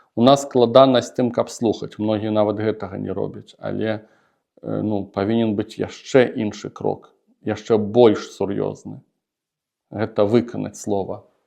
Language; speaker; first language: Belarusian; native; Belarusian